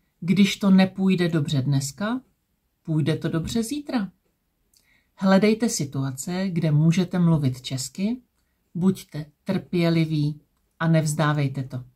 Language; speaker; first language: Czech; native; Czech